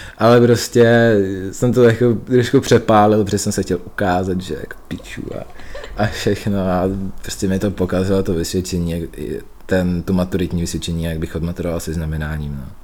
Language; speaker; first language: Czech; early bilingual, other home language; Russian